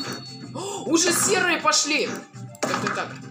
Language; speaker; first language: Russian; native; Russian